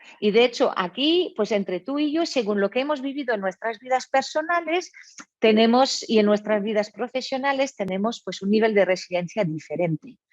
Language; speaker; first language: Spanish; non-native, fluent; French